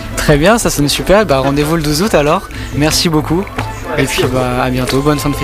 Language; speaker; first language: French; native; French